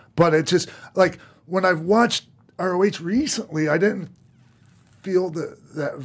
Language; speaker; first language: English; native; English